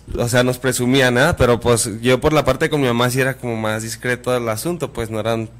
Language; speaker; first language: Spanish; native; Spanish